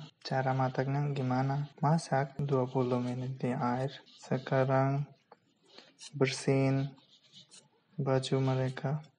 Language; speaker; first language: Indonesian; non-native, fluent; Bangla